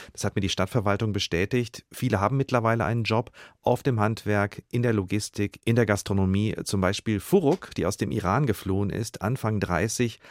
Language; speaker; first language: German; native; German